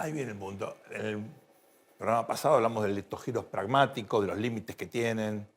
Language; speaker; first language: Spanish; native; Spanish